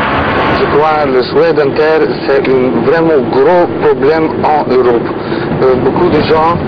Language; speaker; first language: French; non-native, learner; Turkish